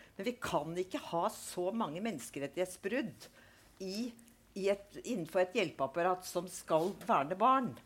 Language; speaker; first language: Norwegian; native; Norwegian